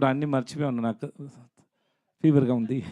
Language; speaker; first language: Telugu; non-native, learner; Tamil